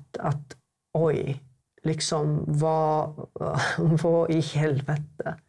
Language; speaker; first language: Swedish; non-native, fluent; Arabic